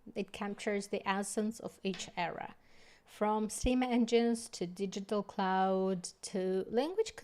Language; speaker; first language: English; non-native, fluent; Russian